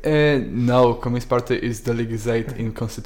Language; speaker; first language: English; non-native, learner; Polish